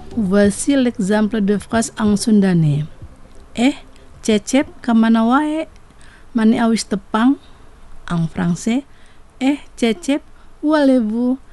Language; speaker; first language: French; non-native, fluent; Indonesian